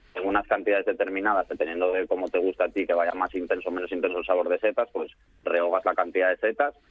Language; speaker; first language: Spanish; native; Spanish